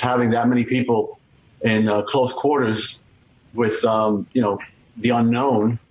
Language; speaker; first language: English; native; English